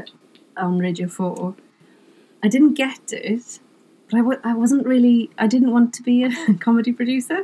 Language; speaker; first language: English; non-native, local second language; Welsh